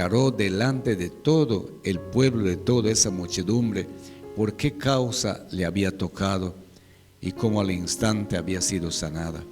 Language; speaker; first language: Spanish; native; Spanish